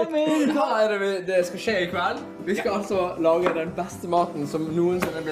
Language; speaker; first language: Norwegian; native; Norwegian